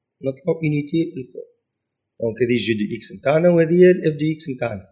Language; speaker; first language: French; non-native, local second language; Arabic